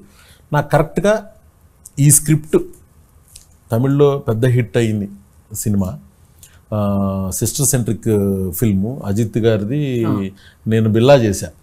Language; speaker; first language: Telugu; native; Telugu